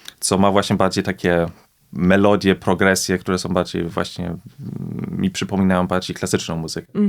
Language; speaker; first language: Polish; early bilingual, heritage; Polish